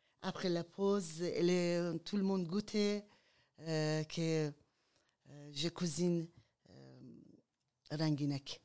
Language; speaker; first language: French; non-native, learner; Persian